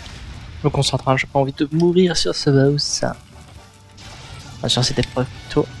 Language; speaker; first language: French; native; French